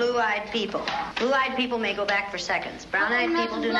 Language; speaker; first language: English; native; English